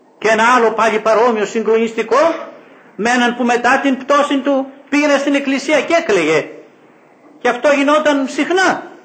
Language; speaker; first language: Greek; native; Greek